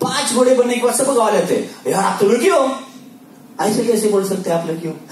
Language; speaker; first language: Hindi; non-native, local second language; Marathi